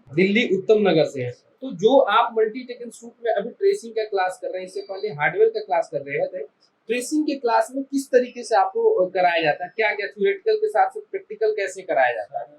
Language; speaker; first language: Hindi; native; Hindi